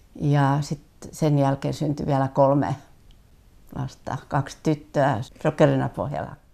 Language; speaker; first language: Finnish; native; Finnish